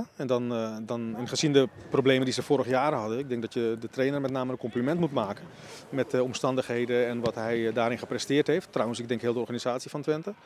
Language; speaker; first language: Dutch; native; Dutch